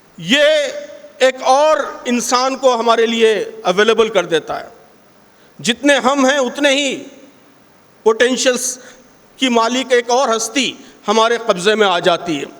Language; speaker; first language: Urdu; native; Urdu